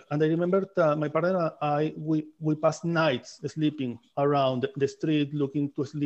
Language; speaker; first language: English; non-native, fluent; Spanish